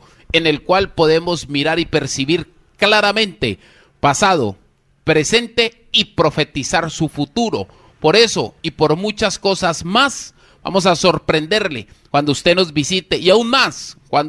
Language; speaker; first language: Spanish; native; Spanish